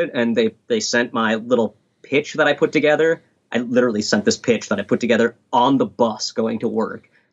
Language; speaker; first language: English; native; English